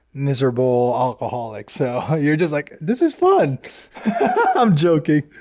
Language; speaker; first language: English; early bilingual, other home language; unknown